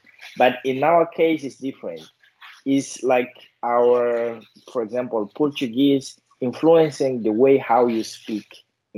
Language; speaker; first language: English; non-native, fluent; Portuguese